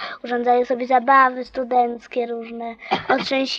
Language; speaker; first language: Polish; native; Polish